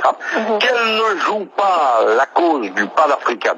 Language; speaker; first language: French; native; French